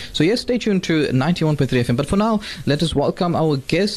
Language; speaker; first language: English; native; English